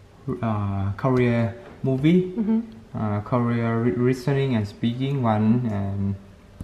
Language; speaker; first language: English; non-native, learner; Thai